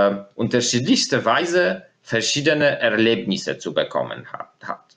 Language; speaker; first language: German; non-native, fluent; Polish